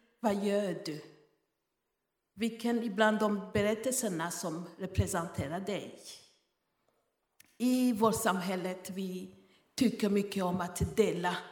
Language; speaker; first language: Swedish; non-native, fluent; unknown